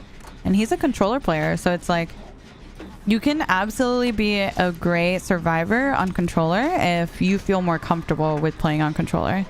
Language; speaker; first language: English; early bilingual, heritage; Spanish